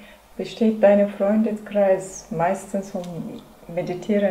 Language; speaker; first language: German; non-native, learner; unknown